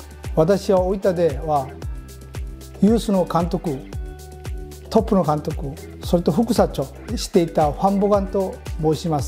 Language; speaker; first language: Japanese; non-native, fluent; Korean